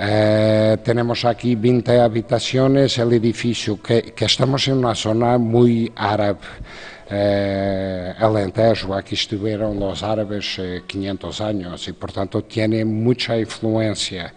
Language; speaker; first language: Spanish; non-native, fluent; Portuguese